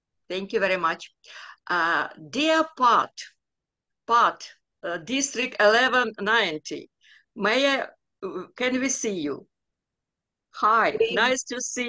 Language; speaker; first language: English; non-native, learner; Ukrainian